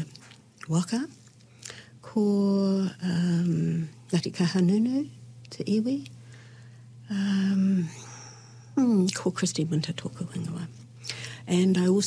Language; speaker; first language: English; native; English